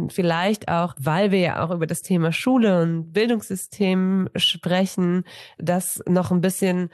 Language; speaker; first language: German; native; German